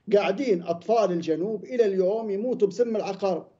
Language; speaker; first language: Arabic; native; Arabic